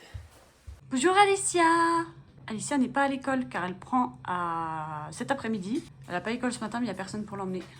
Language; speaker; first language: French; native; French